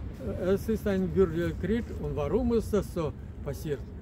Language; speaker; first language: German; non-native, fluent; Russian